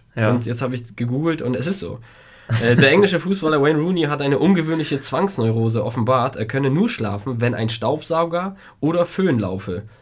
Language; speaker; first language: German; early bilingual, other home language; Polish